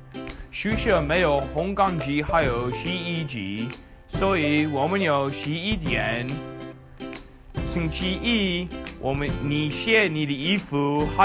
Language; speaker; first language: Chinese; non-native, learner; English